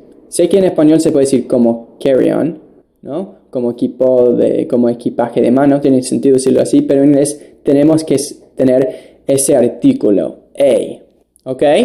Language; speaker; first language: Spanish; non-native, fluent; English